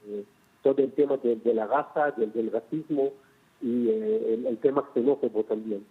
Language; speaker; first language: Spanish; non-native, fluent; Hebrew